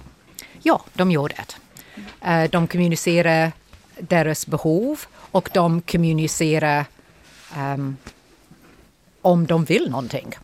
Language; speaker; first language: Swedish; non-native, fluent; English